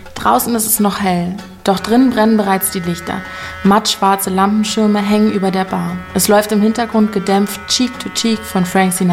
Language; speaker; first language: German; native; German